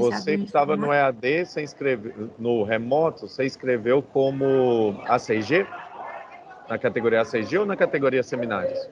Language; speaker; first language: Portuguese; native; Portuguese